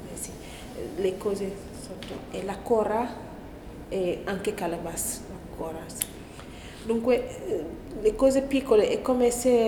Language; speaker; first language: Italian; non-native, learner; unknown